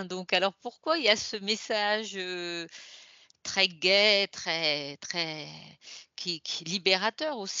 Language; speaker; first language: French; native; French